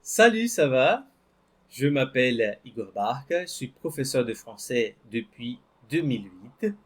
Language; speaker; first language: French; non-native, fluent; Portuguese